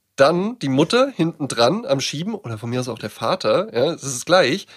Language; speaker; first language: German; native; German